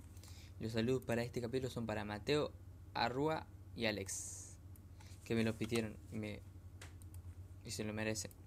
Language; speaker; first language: Spanish; native; Spanish